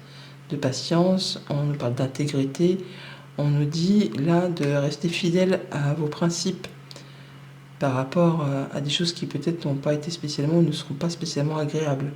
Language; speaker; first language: French; native; French